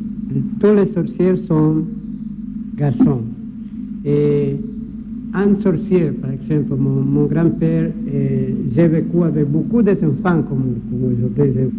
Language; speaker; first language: French; non-native, learner; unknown